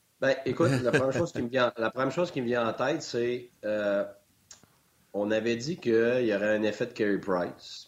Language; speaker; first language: French; native; French